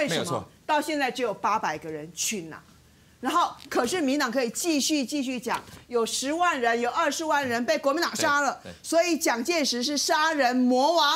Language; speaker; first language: Chinese; native; Chinese